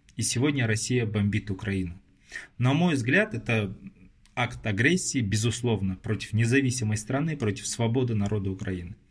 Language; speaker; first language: Russian; non-native, local second language; Kazakh